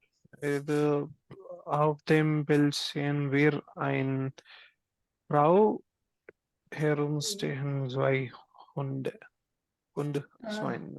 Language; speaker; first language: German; non-native, learner; Malayalam